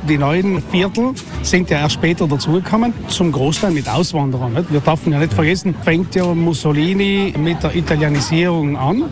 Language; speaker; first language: German; native; German